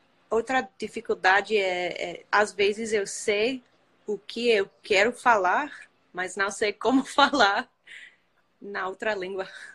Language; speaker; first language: Portuguese; non-native, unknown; English